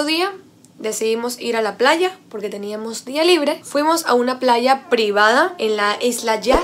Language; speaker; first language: Spanish; native; Spanish